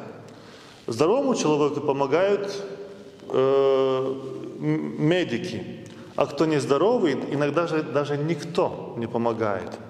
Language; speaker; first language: Russian; non-native, fluent; Lithuanian